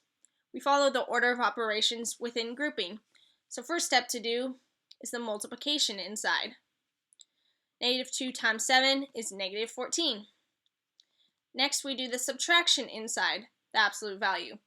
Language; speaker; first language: English; native; English